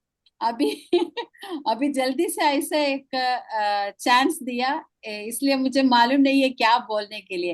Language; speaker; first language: Hindi; non-native, local second language; Malayalam